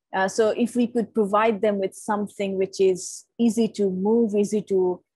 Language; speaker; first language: English; non-native, local second language; Bangla